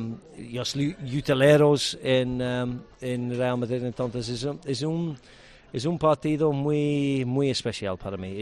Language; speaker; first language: Spanish; non-native, learner; English